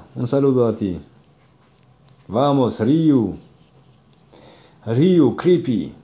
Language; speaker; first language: Spanish; non-native, learner; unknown